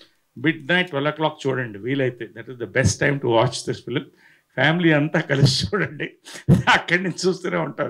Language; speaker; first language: Telugu; native; Telugu